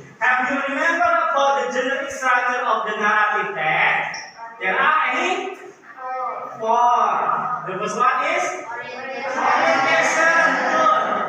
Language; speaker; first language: English; non-native, learner; Indonesian